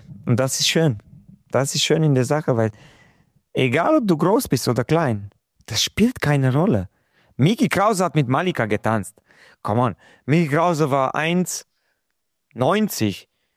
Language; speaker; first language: German; non-native, local second language; Hungarian